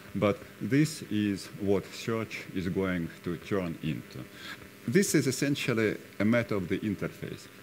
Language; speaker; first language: English; non-native, fluent; Russian